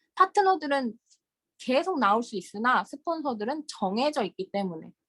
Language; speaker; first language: Korean; native; Korean